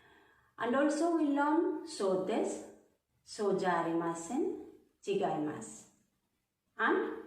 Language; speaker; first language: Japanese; non-native, fluent; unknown